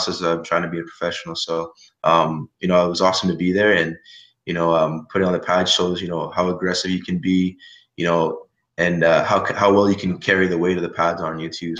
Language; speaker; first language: English; native; English